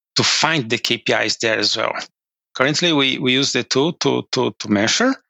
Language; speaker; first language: English; non-native, fluent; Portuguese